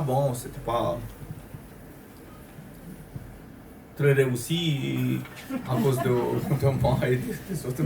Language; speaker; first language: French; non-native, fluent; Romanian